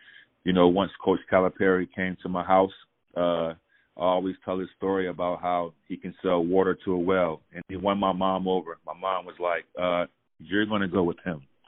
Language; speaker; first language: English; native; English